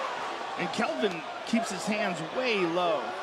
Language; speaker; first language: English; native; English